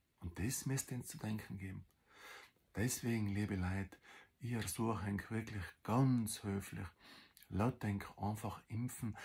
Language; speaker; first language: German; native; German